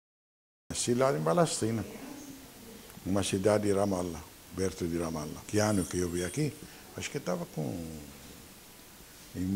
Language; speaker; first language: Portuguese; non-native, local second language; Arabic